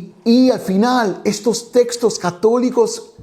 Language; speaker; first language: Spanish; non-native, fluent; English